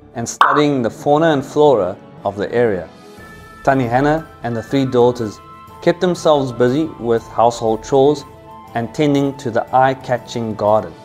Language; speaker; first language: English; native; English